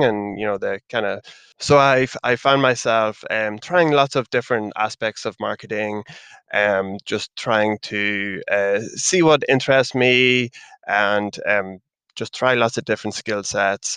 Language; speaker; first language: English; native; English